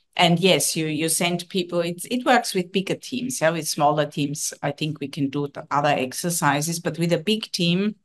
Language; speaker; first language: English; non-native, fluent; German